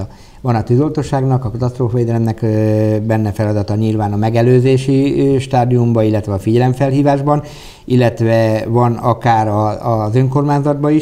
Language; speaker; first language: Hungarian; native; Hungarian